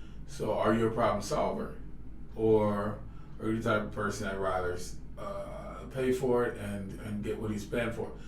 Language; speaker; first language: English; native; English